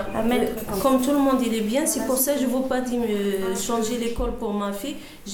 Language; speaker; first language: French; non-native, learner; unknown